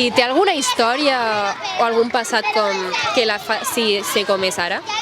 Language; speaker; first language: Catalan; native; Catalan